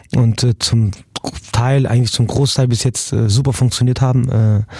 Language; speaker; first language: German; early bilingual, other home language; Arabic